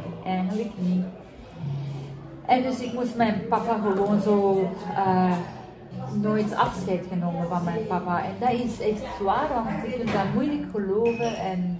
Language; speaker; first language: Dutch; non-native, fluent; Persian